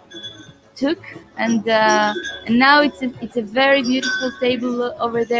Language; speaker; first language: English; non-native, fluent; Greek